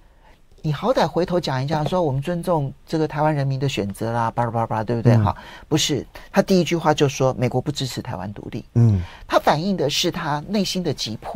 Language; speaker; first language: Chinese; native; Chinese